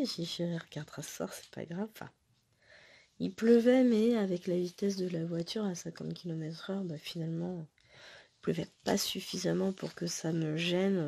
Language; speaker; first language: French; native; French